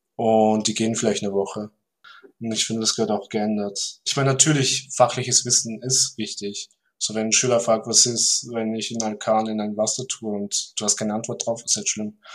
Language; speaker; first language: German; early bilingual, other home language; Turkish